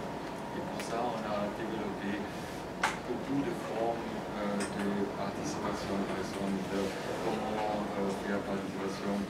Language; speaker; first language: French; non-native, fluent; German